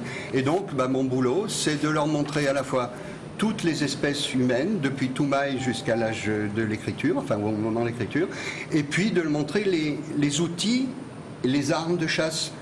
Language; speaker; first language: French; native; French